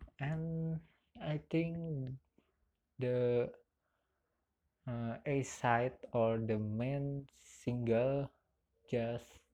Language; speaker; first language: English; non-native, learner; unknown